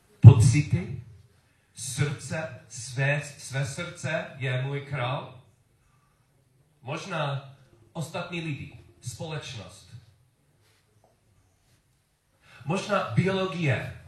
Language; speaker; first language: Czech; non-native, learner; English